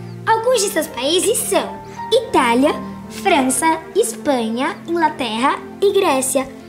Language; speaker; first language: Portuguese; native; Portuguese